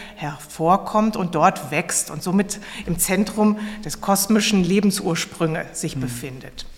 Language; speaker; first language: German; native; German